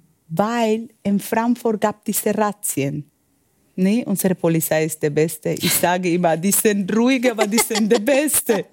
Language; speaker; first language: German; non-native, learner; Spanish